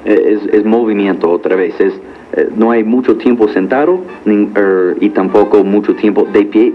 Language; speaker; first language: Spanish; non-native, fluent; English